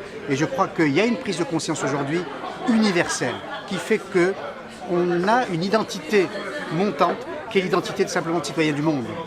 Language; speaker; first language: French; native; French